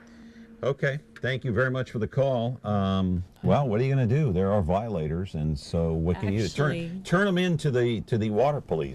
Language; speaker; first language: English; native; English